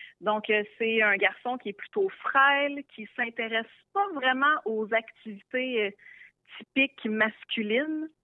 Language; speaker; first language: French; native; French